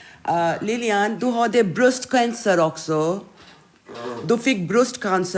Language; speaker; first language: Swedish; non-native, learner; Urdu